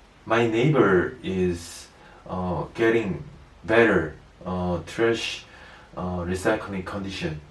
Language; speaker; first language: English; non-native, learner; Korean